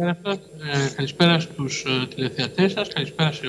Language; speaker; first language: Greek; native; Greek